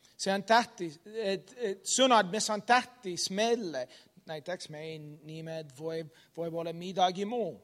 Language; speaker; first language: Estonian; non-native, learner; English